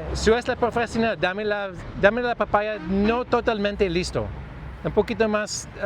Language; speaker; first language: Spanish; non-native, learner; English